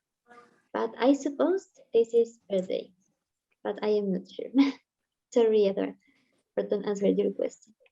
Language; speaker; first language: English; non-native, learner; Spanish